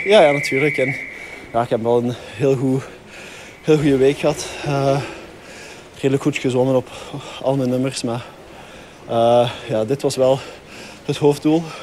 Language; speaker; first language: Dutch; non-native, local second language; French